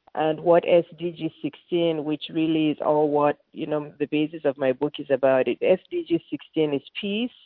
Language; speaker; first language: English; non-native, local second language; Yoruba